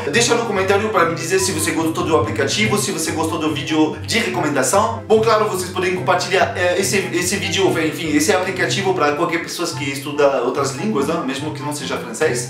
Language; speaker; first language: Portuguese; non-native, fluent; French